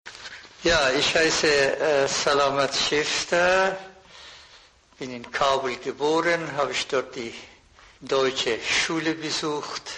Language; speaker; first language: German; non-native, fluent; Persian